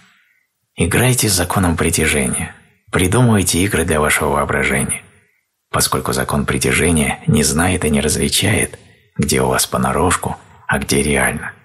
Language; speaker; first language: Russian; native; Russian